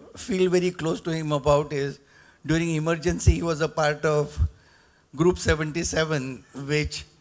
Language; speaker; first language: English; non-native, local second language; Marathi